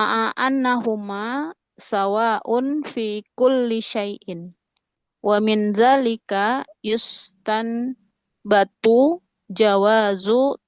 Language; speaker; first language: Arabic; non-native, learner; Indonesian